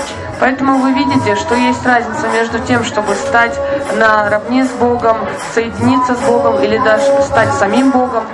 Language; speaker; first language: Russian; native; Russian